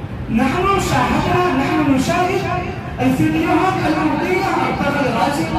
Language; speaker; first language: Arabic; non-native, fluent; Urdu